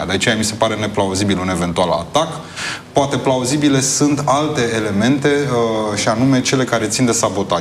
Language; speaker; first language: Romanian; native; Romanian